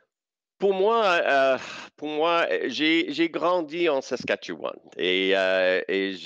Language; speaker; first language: French; non-native, local second language; English